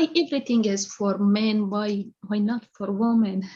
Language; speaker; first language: English; non-native, learner; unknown